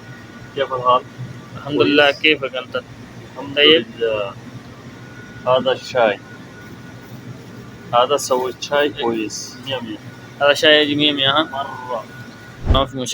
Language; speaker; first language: Arabic; non-native, learner; Urdu